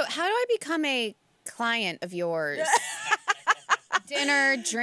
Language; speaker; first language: English; native; English